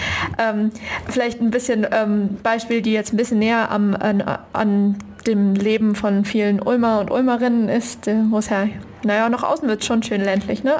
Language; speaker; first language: German; native; German